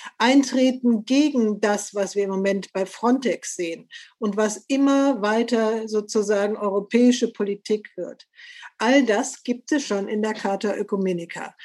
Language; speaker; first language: German; native; German